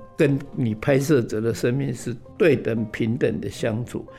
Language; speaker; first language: Chinese; native; Chinese